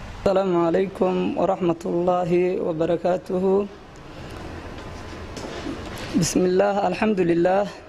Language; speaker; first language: Arabic; non-native, learner; Somali